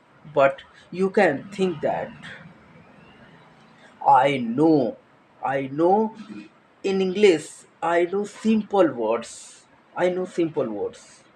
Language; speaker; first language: English; non-native, learner; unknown